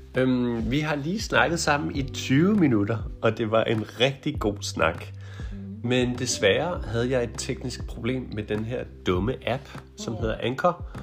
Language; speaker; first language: Danish; native; Danish